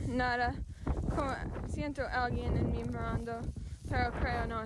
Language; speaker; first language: Spanish; non-native, learner; English